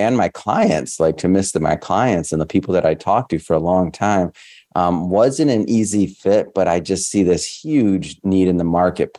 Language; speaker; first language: English; native; English